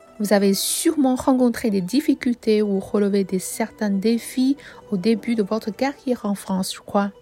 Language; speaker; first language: French; non-native, fluent; Chinese